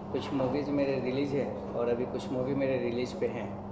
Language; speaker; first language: Hindi; native; Hindi